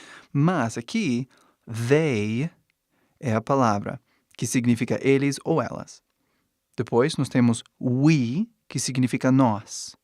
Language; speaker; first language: Portuguese; non-native, fluent; English